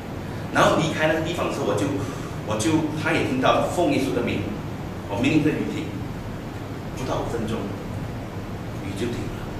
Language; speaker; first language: Chinese; native; Chinese